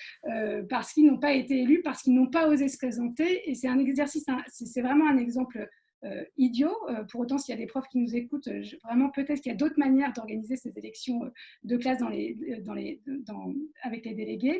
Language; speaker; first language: French; native; French